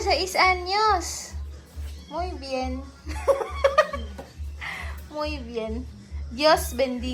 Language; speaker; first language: Spanish; non-native, learner; Filipino